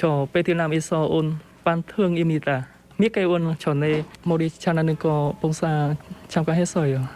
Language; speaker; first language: Korean; non-native, learner; Vietnamese